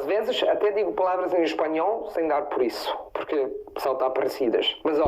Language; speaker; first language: Portuguese; non-native, fluent; Italian